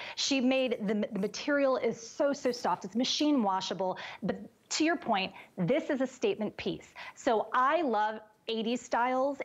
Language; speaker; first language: English; native; English